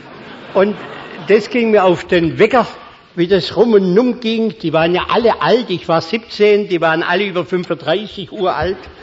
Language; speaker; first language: German; native; German